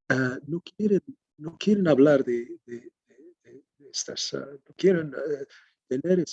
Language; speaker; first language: Spanish; non-native, fluent; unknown